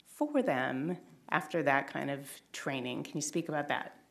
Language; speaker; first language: English; native; English